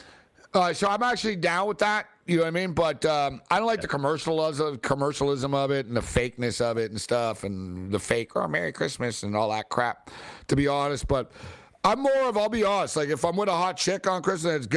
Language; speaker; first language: English; native; English